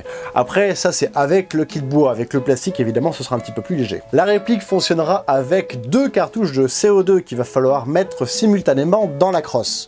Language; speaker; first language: French; native; French